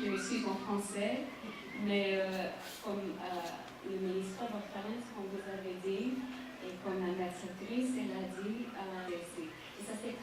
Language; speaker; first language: French; non-native, learner; English